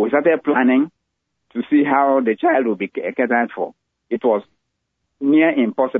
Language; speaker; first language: English; non-native, local second language; Igbo